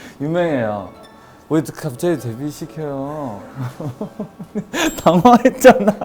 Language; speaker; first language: Korean; non-native, fluent; Chinese